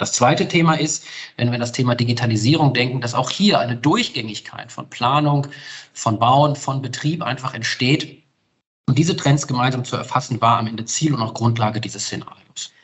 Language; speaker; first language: German; native; German